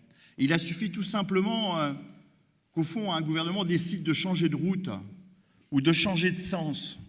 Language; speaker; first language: French; native; French